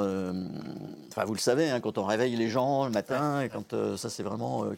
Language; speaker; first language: French; native; French